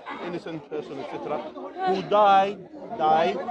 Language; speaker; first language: English; non-native, fluent; Arabic